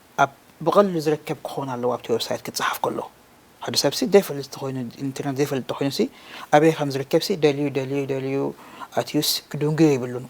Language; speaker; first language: Tigrinya; non-native, local second language; Afar